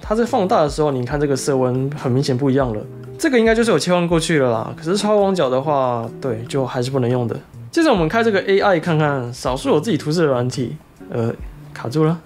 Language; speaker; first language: Chinese; native; Chinese